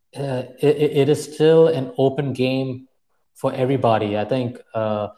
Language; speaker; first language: English; non-native, fluent; Arabic